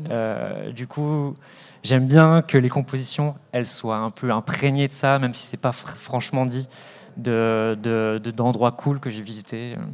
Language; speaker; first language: French; native; French